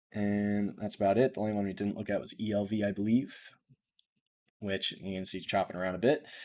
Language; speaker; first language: English; native; English